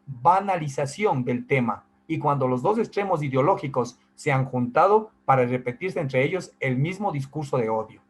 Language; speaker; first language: Spanish; native; Spanish